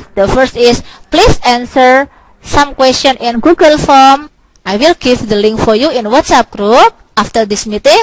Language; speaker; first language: English; non-native, local second language; Indonesian